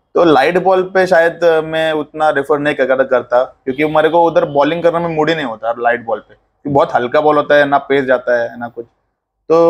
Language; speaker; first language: Hindi; non-native, local second language; Marathi